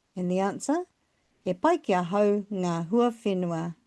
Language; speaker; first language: Māori; non-native, local second language; English